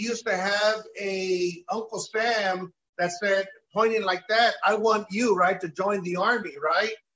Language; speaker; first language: English; early bilingual, other home language; Spanish